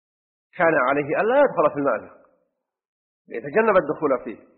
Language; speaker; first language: Arabic; native; Arabic